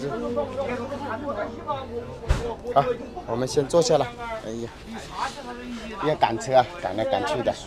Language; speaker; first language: Chinese; native; Chinese